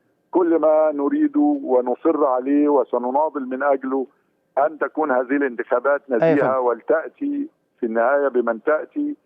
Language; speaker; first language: Arabic; native; Arabic